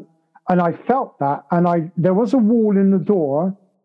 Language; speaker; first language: English; native; English